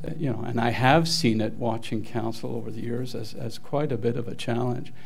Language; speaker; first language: English; non-native, local second language; French